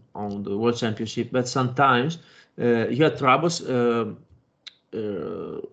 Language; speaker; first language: English; non-native, fluent; Italian